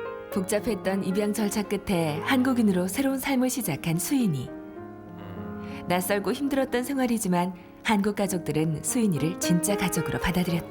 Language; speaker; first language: Korean; native; Korean